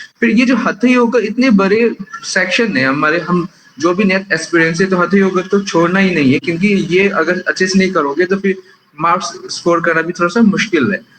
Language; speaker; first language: Hindi; non-native, local second language; Manipuri